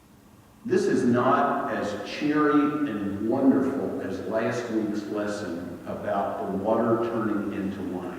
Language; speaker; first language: English; native; English